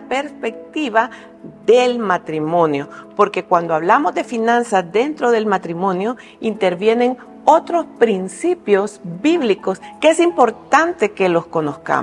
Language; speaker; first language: Spanish; native; Spanish